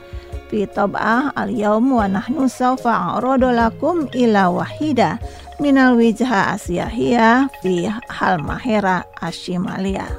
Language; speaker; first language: Arabic; non-native, fluent; Indonesian